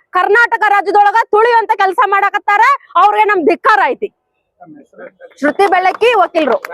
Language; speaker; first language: Kannada; native; Kannada